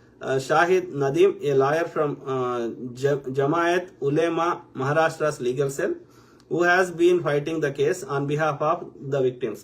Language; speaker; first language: English; non-native, local second language; Telugu